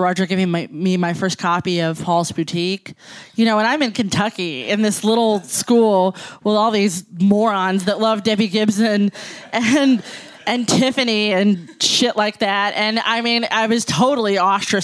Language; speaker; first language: English; native; English